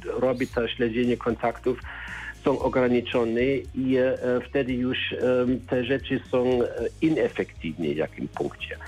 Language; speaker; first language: Polish; non-native, learner; German